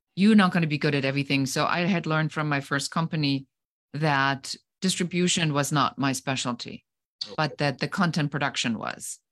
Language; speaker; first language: English; non-native, fluent; German